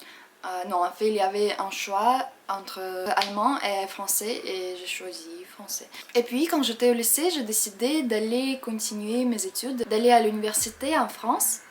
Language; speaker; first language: French; non-native, fluent; Russian